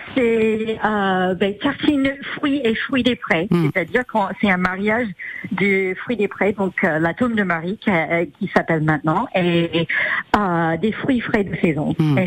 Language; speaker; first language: French; non-native, fluent; English